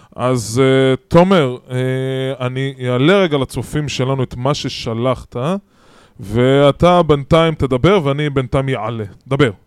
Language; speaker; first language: Hebrew; native; Hebrew